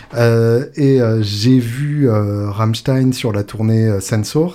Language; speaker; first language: French; native; French